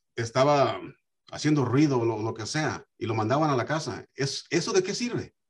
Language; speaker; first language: Spanish; early bilingual, heritage; Spanish